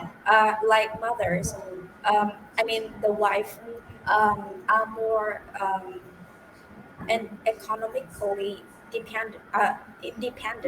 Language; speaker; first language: English; non-native, fluent; Vietnamese